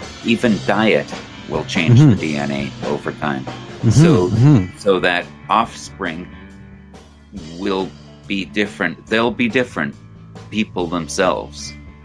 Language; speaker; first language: English; native; English